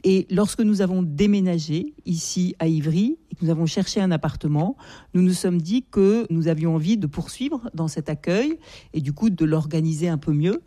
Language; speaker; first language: French; native; French